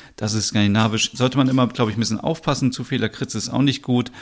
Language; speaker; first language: German; native; German